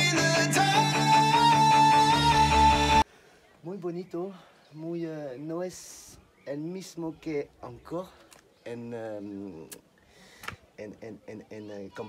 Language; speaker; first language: Spanish; non-native, learner; French